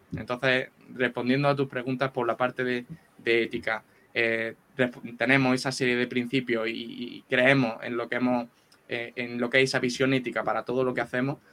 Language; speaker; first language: Spanish; native; Spanish